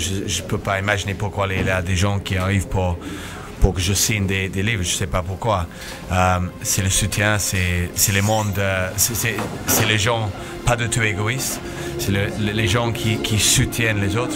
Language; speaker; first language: French; non-native, fluent; English